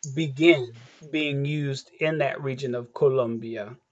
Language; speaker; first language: English; native; English